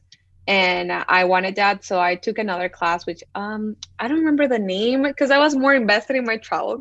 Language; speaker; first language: English; non-native, fluent; Spanish